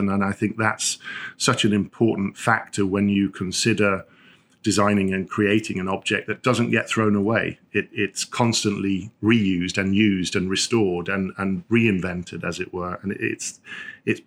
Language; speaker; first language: English; native; English